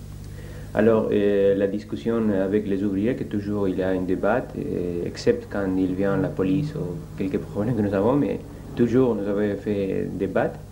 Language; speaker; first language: French; non-native, learner; Spanish